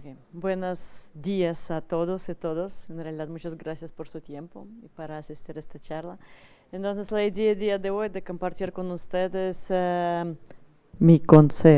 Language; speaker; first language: Spanish; non-native, learner; Russian